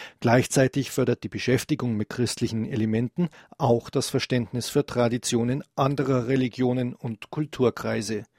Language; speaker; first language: German; native; German